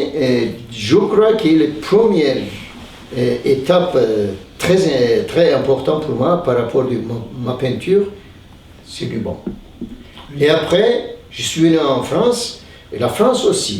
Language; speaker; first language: French; non-native, learner; Turkish